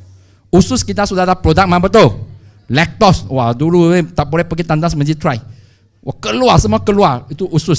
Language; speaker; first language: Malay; non-native, local second language; Chinese